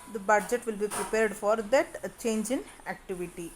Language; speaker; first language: English; non-native, local second language; Kannada